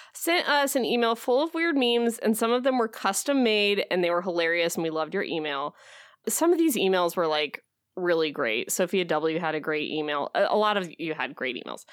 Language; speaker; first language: English; native; English